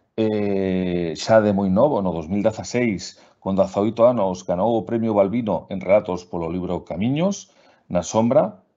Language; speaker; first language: Galician; non-native, local second language; Spanish